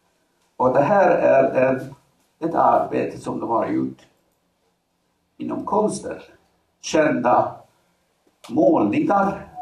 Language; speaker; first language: Swedish; non-native, fluent; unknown